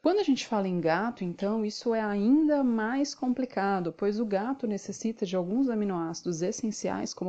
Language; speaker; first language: Portuguese; native; Portuguese